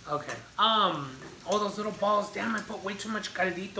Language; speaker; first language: English; early bilingual, other home language; Spanish